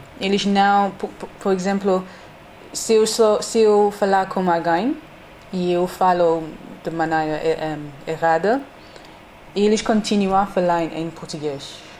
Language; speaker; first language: Portuguese; non-native, learner; English